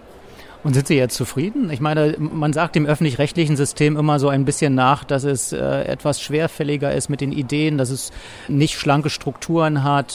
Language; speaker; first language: German; native; German